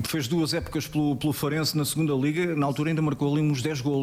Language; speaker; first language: Portuguese; native; Portuguese